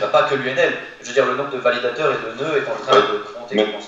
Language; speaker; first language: French; native; French